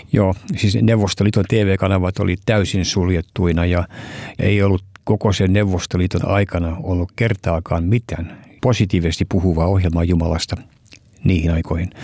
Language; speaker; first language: Finnish; early bilingual, heritage; Finnish